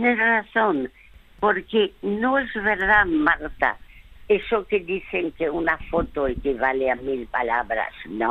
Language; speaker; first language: Spanish; early bilingual, other home language; French